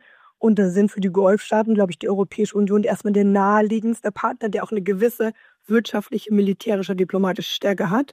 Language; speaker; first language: German; native; German